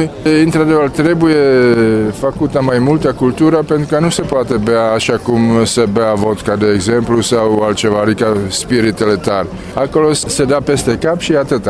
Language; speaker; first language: Romanian; non-native, fluent; Czech